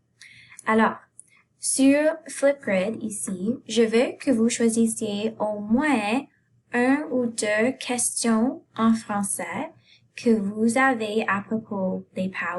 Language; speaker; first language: French; non-native, fluent; English